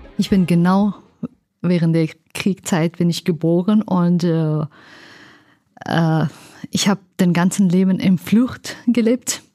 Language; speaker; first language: German; non-native, learner; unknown